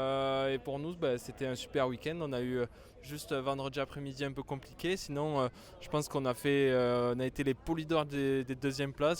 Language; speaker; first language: French; native; French